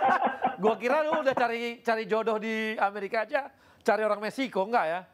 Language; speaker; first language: Indonesian; native; Indonesian